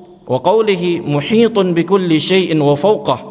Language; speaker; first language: Arabic; non-native, fluent; Indonesian